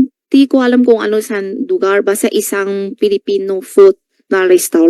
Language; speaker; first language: Filipino; non-native, learner; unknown